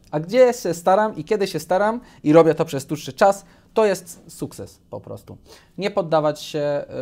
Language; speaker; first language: Polish; early bilingual, heritage; Polish